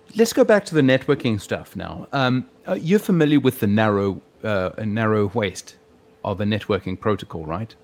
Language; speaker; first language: English; native; English